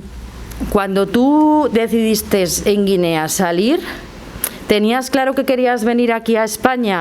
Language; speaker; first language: Spanish; native; Spanish